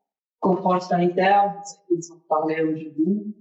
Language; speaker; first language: French; non-native, fluent; English